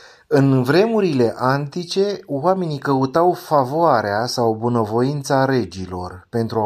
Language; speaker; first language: Romanian; native; Romanian